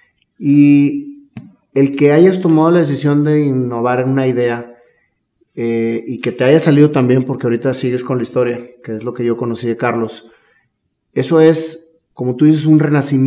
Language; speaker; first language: Spanish; native; Spanish